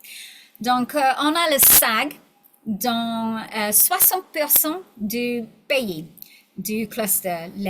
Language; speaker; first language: French; non-native, learner; English